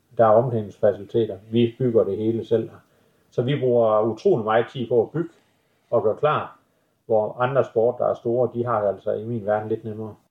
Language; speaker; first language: Danish; native; Danish